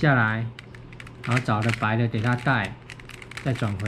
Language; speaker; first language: Chinese; native; Chinese